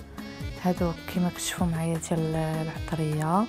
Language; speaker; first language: Arabic; native; Arabic